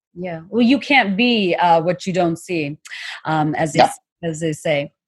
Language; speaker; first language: English; non-native, local second language; Bangla